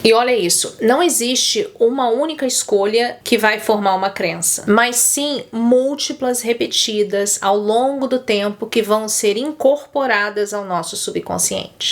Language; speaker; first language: Portuguese; native; Portuguese